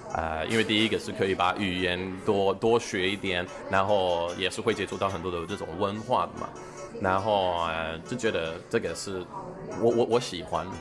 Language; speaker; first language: Chinese; non-native, fluent; Swedish